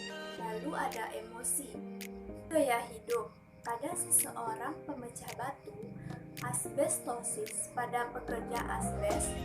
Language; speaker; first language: Indonesian; native; Indonesian